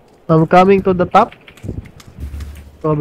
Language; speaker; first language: English; non-native, local second language; Filipino